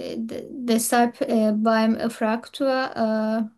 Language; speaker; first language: German; non-native, learner; Turkish